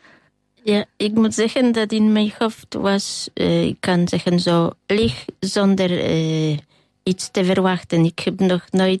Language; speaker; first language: Dutch; non-native, learner; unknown